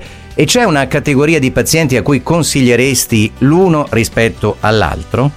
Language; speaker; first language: Italian; native; Italian